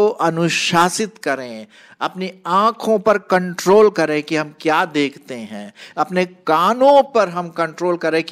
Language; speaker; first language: Hindi; non-native, local second language; Marathi